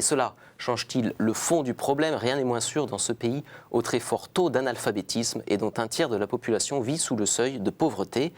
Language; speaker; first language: French; native; French